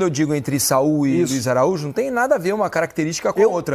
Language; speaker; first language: Portuguese; native; Portuguese